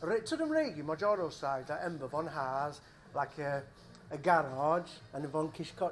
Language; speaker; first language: Hungarian; non-native, learner; English